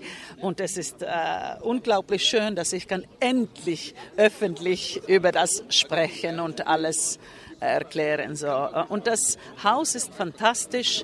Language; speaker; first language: German; non-native, fluent; Finnish